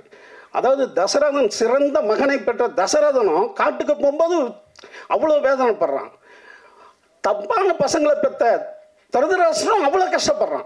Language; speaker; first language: Tamil; native; Tamil